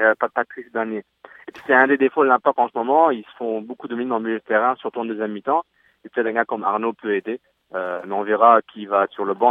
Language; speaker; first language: French; native; French